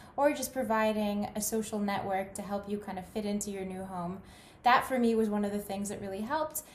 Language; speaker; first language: English; native; English